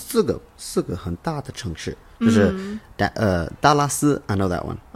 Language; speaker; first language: Chinese; non-native, learner; English